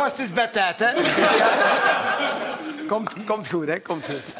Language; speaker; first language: Dutch; native; Dutch